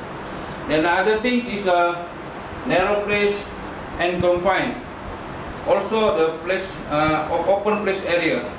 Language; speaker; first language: English; non-native, learner; Malay